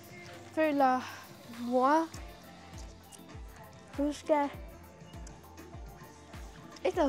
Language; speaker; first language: Danish; early bilingual, other home language; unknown